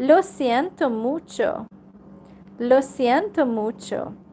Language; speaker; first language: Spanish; non-native, learner; Hungarian